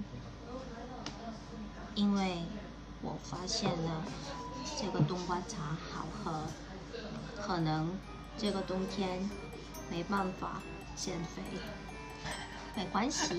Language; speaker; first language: Chinese; non-native, fluent; Korean